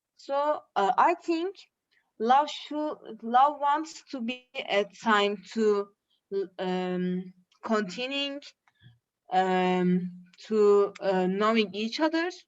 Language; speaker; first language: English; non-native, learner; Turkish